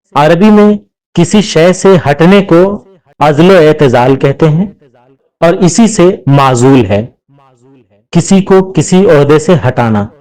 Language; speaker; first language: Urdu; native; Urdu